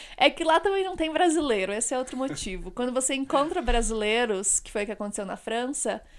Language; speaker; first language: Portuguese; native; Portuguese